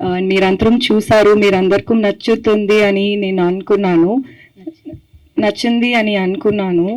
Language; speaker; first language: Telugu; non-native, learner; Tamil